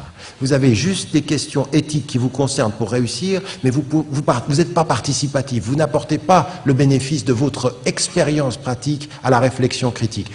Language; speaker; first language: French; native; French